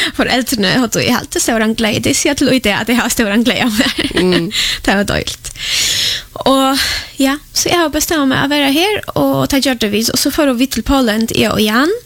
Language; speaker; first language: Swedish; non-native, fluent; Polish